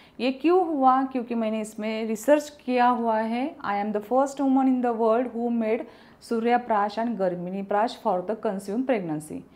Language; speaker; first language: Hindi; non-native, local second language; Marathi